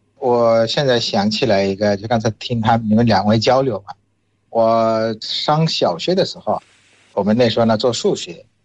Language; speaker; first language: Chinese; non-native, fluent; Bangla